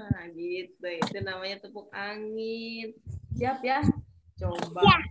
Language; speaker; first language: Indonesian; native; Indonesian